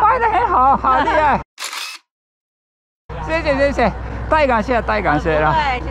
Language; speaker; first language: Chinese; non-native, fluent; Japanese